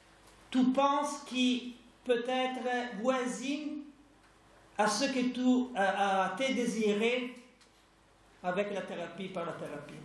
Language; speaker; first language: French; non-native, fluent; Italian